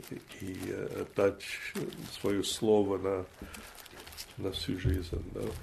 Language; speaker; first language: Russian; non-native, fluent; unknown